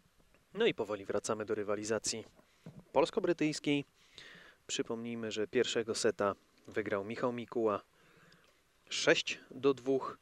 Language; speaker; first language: Polish; native; Polish